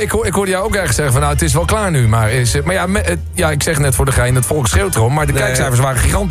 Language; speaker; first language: Dutch; native; Dutch